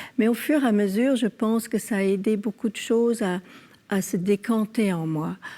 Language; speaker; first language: French; early bilingual, other home language; English